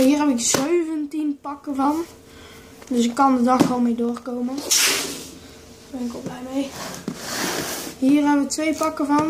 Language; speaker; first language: Dutch; native; Dutch